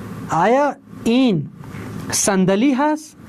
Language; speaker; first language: Persian; non-native, fluent; Urdu